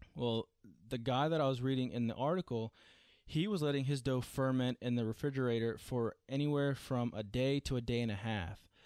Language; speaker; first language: English; native; English